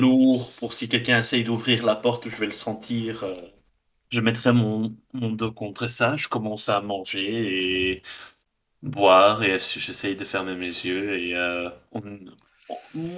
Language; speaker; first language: French; non-native, fluent; Dutch